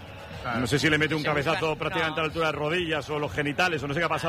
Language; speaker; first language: Spanish; native; Spanish